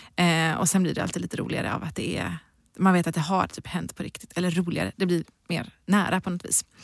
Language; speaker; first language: Swedish; native; Swedish